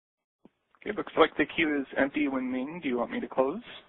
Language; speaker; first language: English; native; English